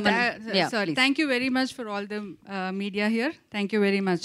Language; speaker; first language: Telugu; non-native, local second language; Kannada